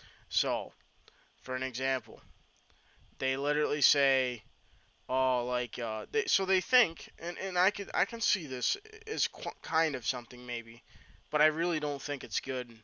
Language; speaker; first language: English; native; English